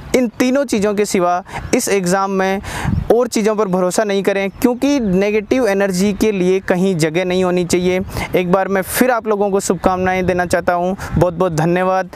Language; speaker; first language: Hindi; native; Hindi